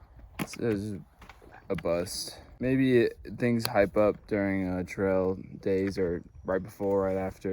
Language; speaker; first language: English; native; English